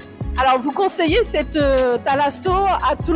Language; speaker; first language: French; native; French